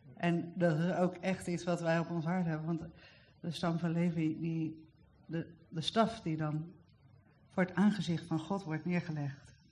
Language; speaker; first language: Dutch; native; Dutch